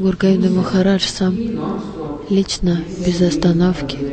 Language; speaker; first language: Russian; non-native, learner; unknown